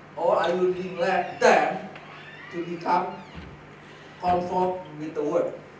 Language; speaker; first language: English; non-native, fluent; Indonesian